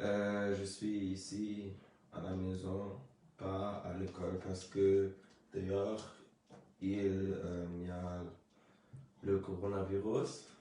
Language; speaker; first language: French; early bilingual, other home language; Lingala